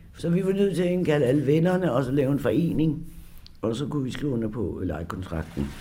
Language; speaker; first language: Danish; native; Danish